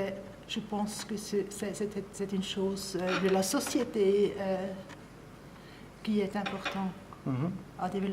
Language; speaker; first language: French; non-native, local second language; German